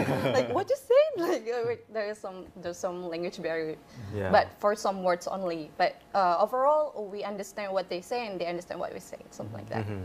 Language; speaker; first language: English; non-native, fluent; Indonesian